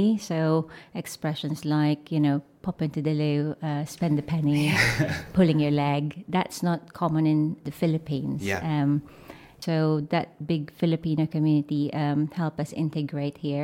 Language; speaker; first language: English; non-native, local second language; Filipino